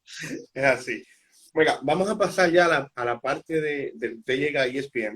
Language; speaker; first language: Spanish; native; Spanish